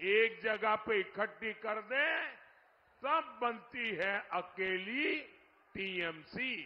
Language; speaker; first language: Hindi; non-native, local second language; Gujarati